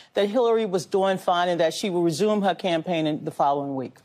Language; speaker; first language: English; native; English